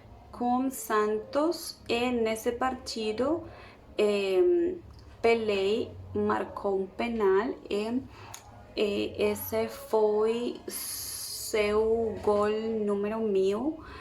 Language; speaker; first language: Portuguese; non-native, learner; Spanish